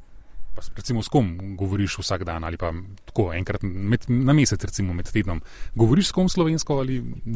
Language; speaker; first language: Slovenian; native; Slovenian